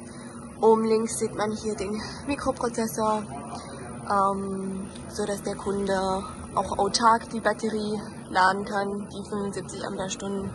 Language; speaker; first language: German; native; German